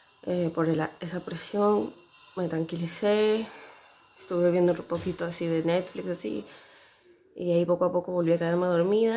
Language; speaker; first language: Spanish; native; Spanish